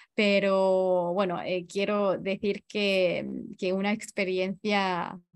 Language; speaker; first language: Spanish; non-native, fluent; Japanese